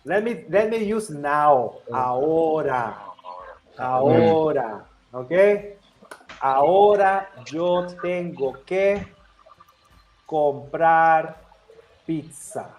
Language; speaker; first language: Spanish; non-native, fluent; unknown